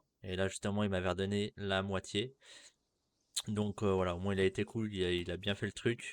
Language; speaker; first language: French; native; French